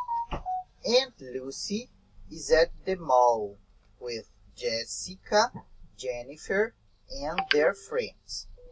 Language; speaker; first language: English; non-native, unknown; Portuguese